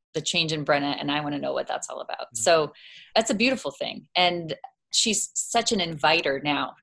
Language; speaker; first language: English; native; English